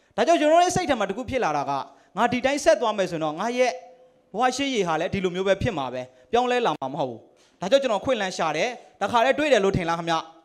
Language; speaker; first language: Burmese; native; Burmese